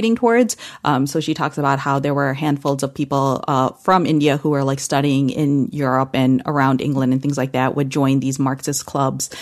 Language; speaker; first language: English; early bilingual, other home language; Hindi